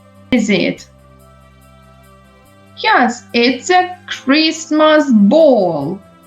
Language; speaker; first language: English; non-native, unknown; Ukrainian